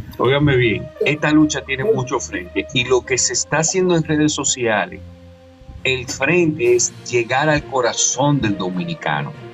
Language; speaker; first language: Spanish; native; Spanish